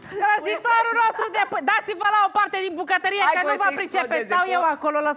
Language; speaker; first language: Romanian; native; Romanian